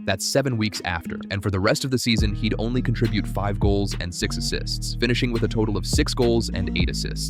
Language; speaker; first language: English; native; English